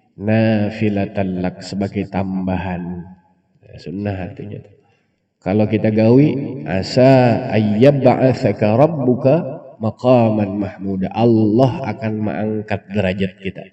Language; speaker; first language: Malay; non-native, local second language; Banjar